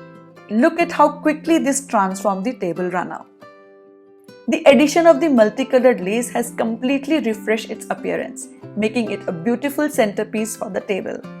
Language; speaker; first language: English; non-native, local second language; Hindi